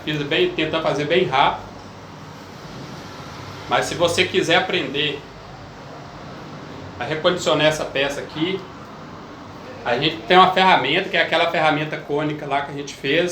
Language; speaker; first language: Portuguese; native; Portuguese